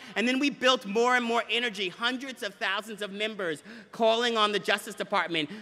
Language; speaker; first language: English; native; English